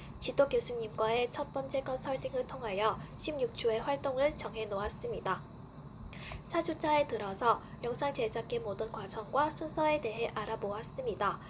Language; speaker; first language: Korean; non-native, fluent; Vietnamese